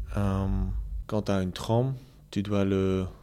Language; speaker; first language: French; non-native, local second language; Dutch